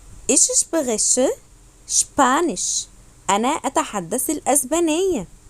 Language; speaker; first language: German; non-native, fluent; Arabic